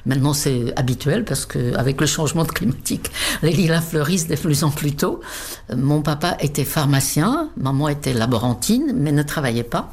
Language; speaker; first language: French; non-native, fluent; Czech